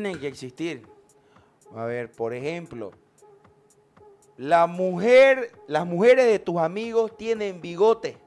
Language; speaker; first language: Spanish; native; Spanish